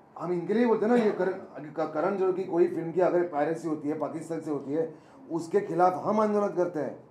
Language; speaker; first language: Hindi; non-native, local second language; Marathi